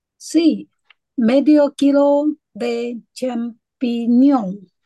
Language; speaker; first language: Spanish; non-native, learner; Chinese